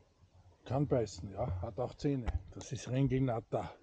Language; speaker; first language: German; native; German